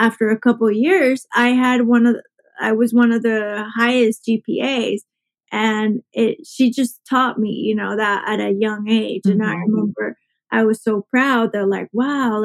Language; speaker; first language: English; early bilingual, other home language; Spanish